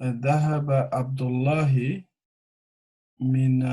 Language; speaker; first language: Arabic; non-native, learner; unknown